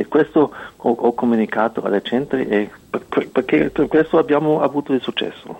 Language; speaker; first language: Italian; non-native, fluent; German